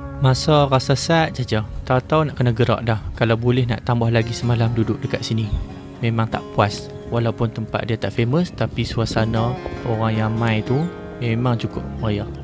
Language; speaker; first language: Malay; native; Malay